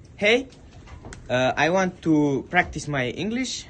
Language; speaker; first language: English; non-native, learner; Kazakh